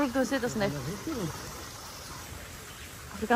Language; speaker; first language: Kazakh; native; Kazakh